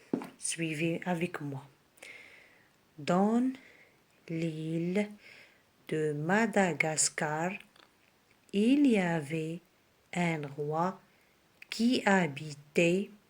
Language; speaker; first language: French; non-native, local second language; Arabic